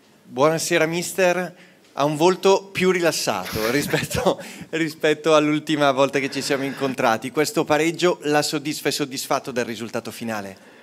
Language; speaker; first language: Italian; native; Italian